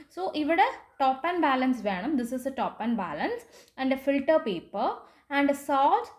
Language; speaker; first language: English; non-native, local second language; Malayalam